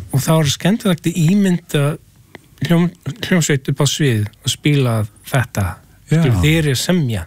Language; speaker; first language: Icelandic; non-native, learner; English